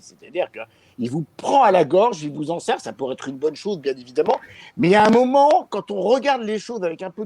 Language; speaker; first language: French; native; French